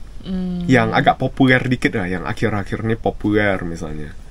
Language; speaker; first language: Indonesian; native; Indonesian